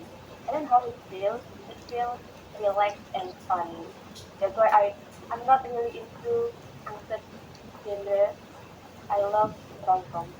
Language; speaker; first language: English; non-native, learner; Indonesian